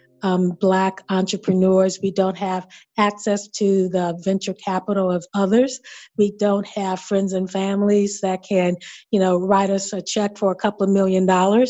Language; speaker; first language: English; native; English